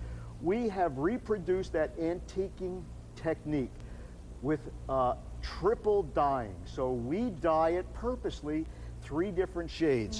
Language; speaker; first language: English; native; English